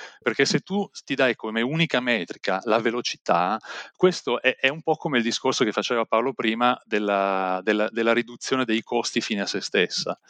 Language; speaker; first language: Italian; native; Italian